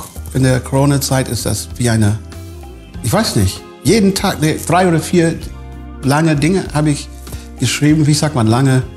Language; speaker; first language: German; non-native, fluent; English